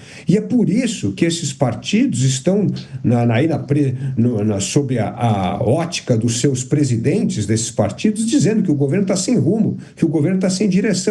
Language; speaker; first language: Portuguese; native; Portuguese